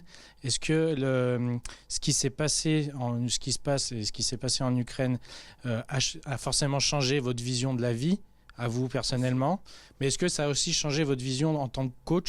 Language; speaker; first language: French; native; French